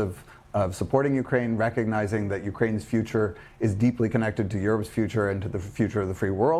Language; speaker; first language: English; native; English